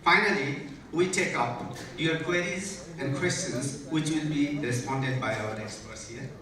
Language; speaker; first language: English; non-native, local second language; Nepali